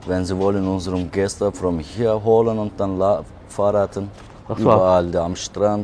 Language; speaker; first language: German; non-native, learner; Turkish